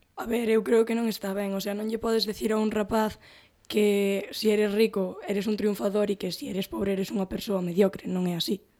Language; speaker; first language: Galician; non-native, local second language; Spanish